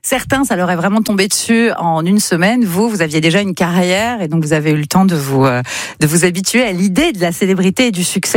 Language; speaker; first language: French; native; French